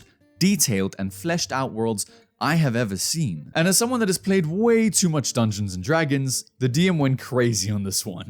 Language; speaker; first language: English; native; English